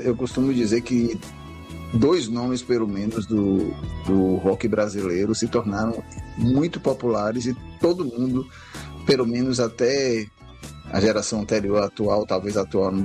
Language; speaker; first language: Portuguese; native; Portuguese